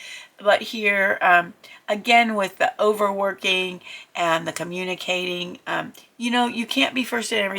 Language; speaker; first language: English; native; English